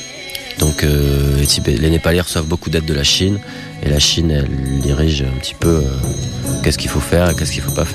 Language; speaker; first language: French; native; French